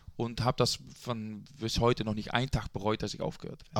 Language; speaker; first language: German; non-native, fluent; Dutch